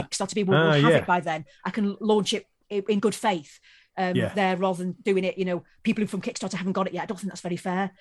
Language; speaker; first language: English; native; English